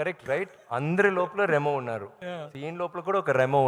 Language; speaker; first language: Telugu; non-native, learner; Tamil